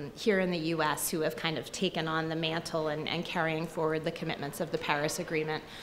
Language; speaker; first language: English; native; English